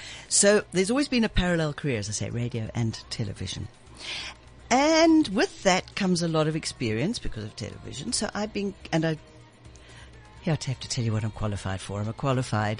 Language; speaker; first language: English; native; English